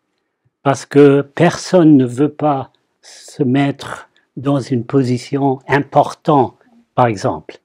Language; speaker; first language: French; non-native, fluent; English